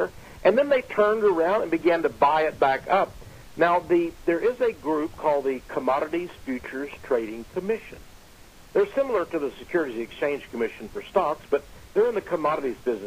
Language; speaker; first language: English; native; English